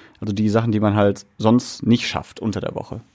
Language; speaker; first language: German; native; German